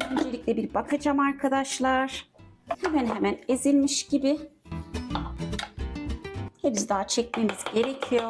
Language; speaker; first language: Turkish; native; Turkish